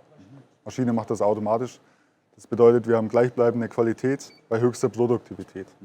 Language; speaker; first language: German; native; German